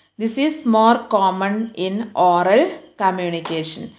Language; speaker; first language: English; non-native, local second language; Malayalam